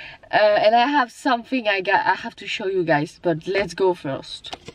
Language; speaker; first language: English; non-native, learner; French